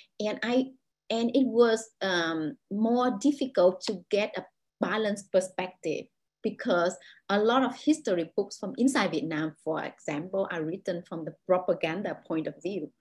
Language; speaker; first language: English; non-native, fluent; Vietnamese